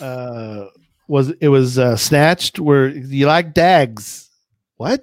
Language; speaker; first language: English; native; English